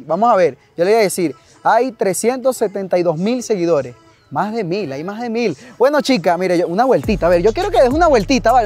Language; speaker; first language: Spanish; native; Spanish